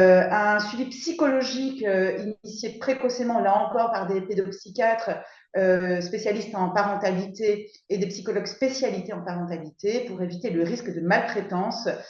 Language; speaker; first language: French; native; French